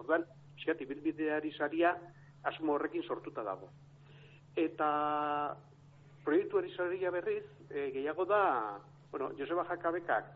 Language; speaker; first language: Basque; native; Basque